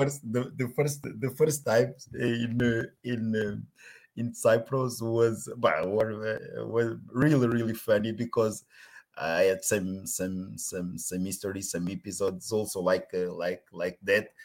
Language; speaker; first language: English; non-native, learner; Portuguese